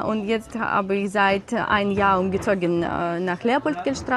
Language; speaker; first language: German; non-native, learner; Ukrainian